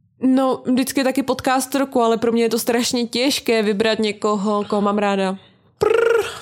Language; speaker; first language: Czech; native; Czech